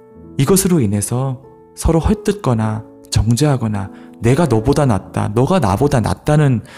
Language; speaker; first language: Korean; native; Korean